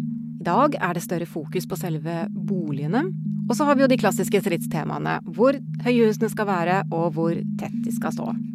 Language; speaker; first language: Norwegian; native; Norwegian